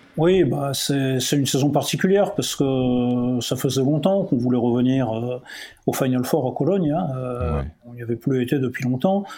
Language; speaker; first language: French; native; French